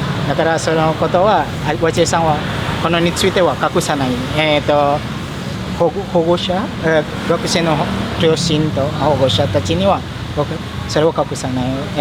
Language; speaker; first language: Japanese; non-native, fluent; Indonesian